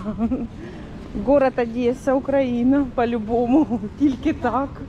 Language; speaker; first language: Russian; native; Russian